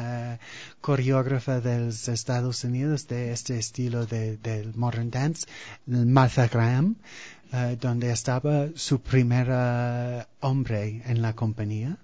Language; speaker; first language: Spanish; non-native, fluent; English